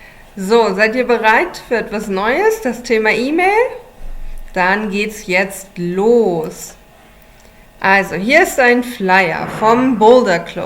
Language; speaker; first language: German; non-native, fluent; English